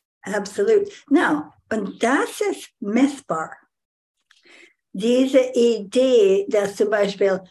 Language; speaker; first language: German; non-native, learner; English